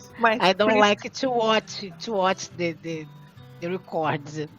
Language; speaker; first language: English; non-native, learner; Portuguese